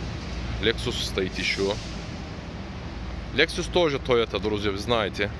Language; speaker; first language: Russian; non-native, learner; Turkish